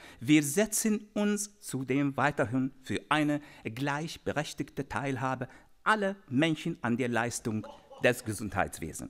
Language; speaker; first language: German; non-native, fluent; Arabic